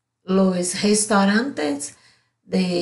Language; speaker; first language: Spanish; non-native, learner; Portuguese